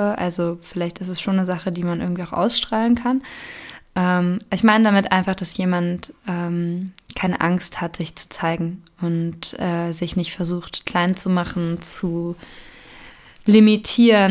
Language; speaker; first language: German; native; German